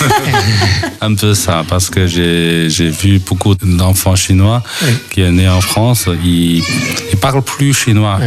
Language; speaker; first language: French; non-native, fluent; Chinese